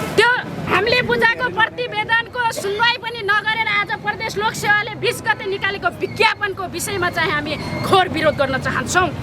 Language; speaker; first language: Nepali; non-native, local second language; Rana Tharu